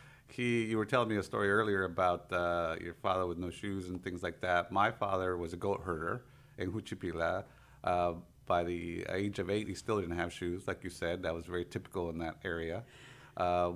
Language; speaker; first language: English; early bilingual, other home language; Spanish